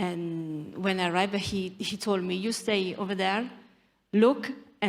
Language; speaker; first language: English; non-native, learner; Italian